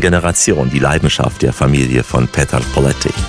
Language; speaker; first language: German; native; German